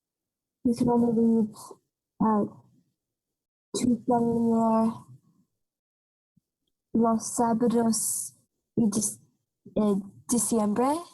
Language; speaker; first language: Spanish; non-native, learner; English